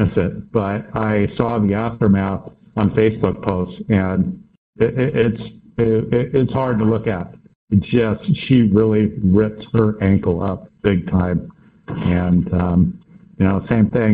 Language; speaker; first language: English; native; English